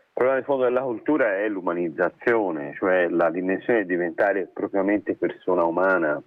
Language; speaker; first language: Italian; native; Italian